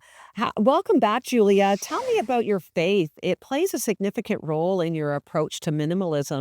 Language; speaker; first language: English; native; English